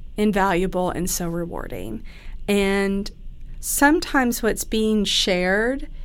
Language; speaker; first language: English; native; English